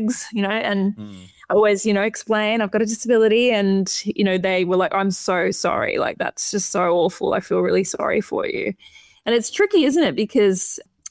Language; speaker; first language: English; native; English